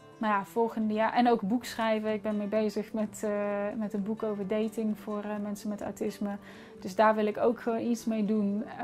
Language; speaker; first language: Dutch; non-native, fluent; English